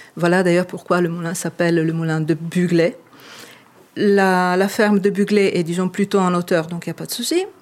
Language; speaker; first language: French; non-native, fluent; Italian